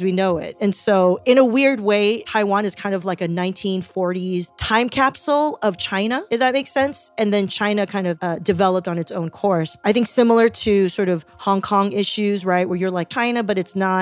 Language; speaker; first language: English; early bilingual, other home language; Chinese